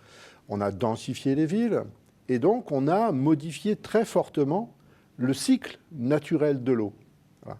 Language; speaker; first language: French; native; French